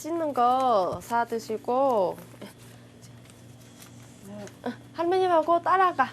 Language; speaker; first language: Korean; non-native, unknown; Vietnamese